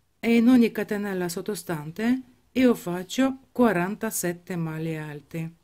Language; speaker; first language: Italian; non-native, fluent; Ukrainian